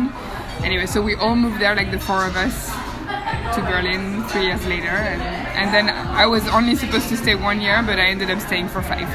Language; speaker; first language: English; non-native, fluent; French